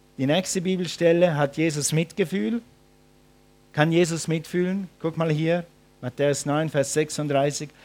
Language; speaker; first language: German; non-native, fluent; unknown